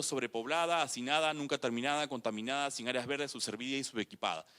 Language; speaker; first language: Spanish; native; Spanish